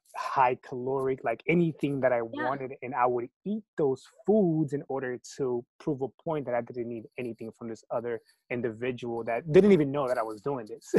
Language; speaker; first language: English; early bilingual, other home language; Spanish